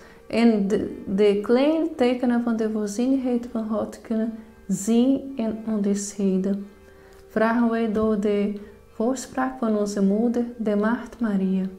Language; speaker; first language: Dutch; non-native, fluent; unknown